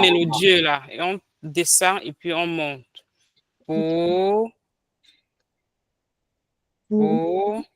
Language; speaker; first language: French; non-native, local second language; Ghomala